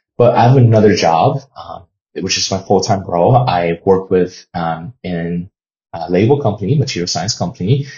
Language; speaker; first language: English; non-native, fluent; Chinese